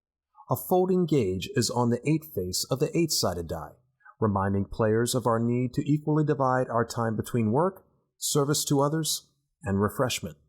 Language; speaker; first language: English; native; English